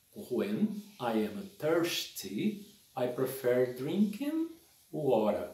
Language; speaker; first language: English; non-native, fluent; Portuguese